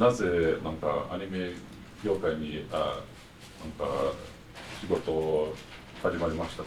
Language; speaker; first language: Japanese; non-native, fluent; English